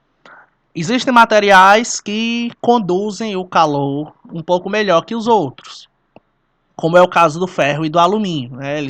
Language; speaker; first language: Portuguese; native; Portuguese